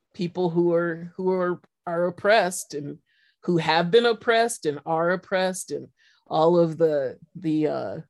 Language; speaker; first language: English; native; English